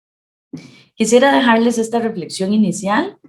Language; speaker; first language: Spanish; native; Spanish